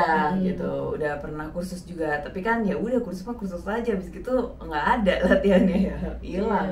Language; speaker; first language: Indonesian; native; Indonesian